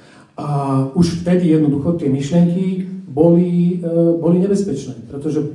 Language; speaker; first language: Slovak; native; Slovak